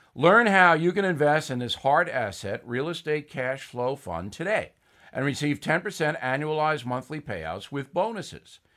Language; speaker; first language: English; native; English